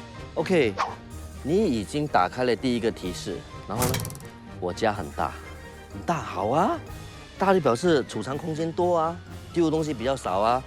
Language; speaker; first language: Chinese; native; Chinese